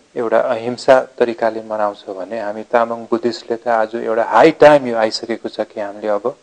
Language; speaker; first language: Nepali; non-native, local second language; Eastern Tamang